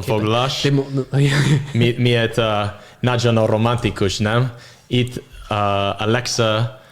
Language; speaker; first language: Hungarian; non-native, learner; English